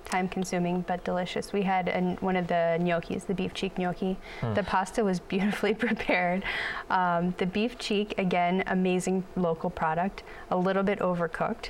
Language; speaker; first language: English; native; English